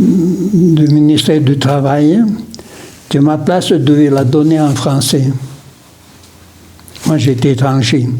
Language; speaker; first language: French; non-native, local second language; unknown